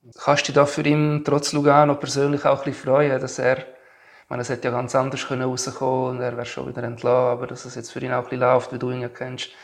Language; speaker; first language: German; native; German